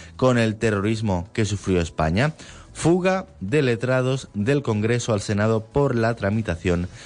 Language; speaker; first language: Spanish; non-native, local second language; Catalan